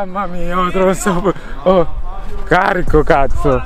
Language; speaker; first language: Italian; non-native, learner; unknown